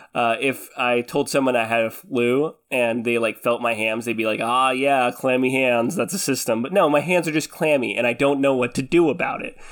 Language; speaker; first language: English; early bilingual, other home language; Filipino